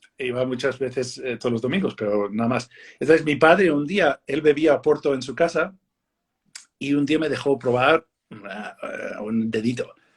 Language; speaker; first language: Spanish; non-native, fluent; English